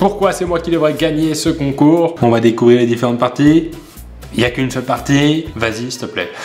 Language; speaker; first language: French; native; French